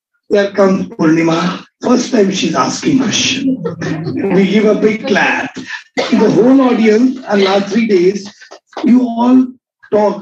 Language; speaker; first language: English; non-native, local second language; Hindi